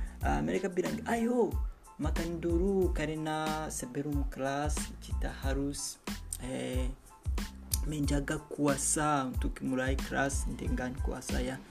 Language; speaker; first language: Indonesian; non-native, learner; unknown